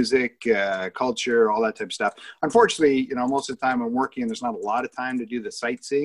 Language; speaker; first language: English; native; English